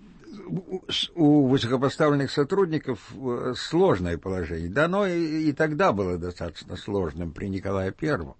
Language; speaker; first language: Russian; native; Russian